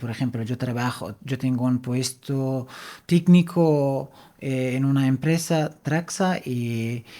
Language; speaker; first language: Spanish; non-native, fluent; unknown